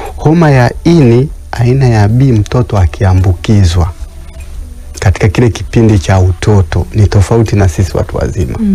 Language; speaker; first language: Swahili; native; Swahili